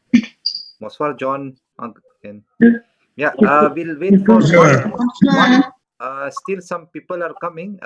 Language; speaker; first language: English; non-native, local second language; French